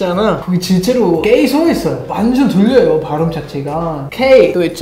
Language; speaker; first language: Korean; non-native, fluent; German